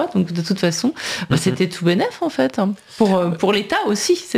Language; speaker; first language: French; native; French